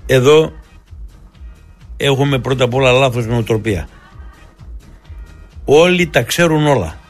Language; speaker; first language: Greek; native; Greek